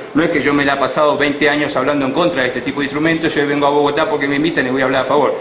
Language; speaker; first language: Spanish; native; Spanish